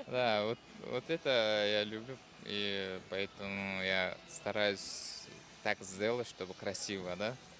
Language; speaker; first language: Russian; non-native, fluent; Uzbek